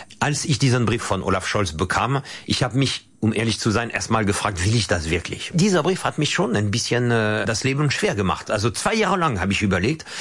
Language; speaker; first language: German; non-native, fluent; French